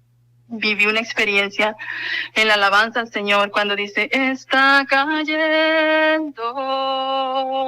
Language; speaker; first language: Spanish; native; Spanish